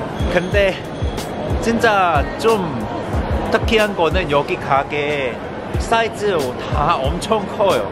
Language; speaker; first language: Korean; non-native, learner; Cantonese